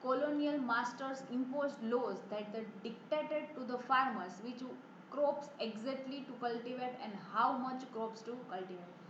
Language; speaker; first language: English; non-native, local second language; Gujarati